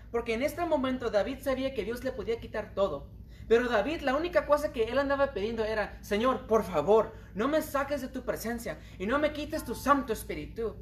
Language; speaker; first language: Spanish; early bilingual, heritage; Spanish